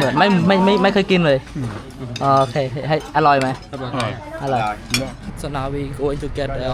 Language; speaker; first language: Thai; non-native, fluent; Khmer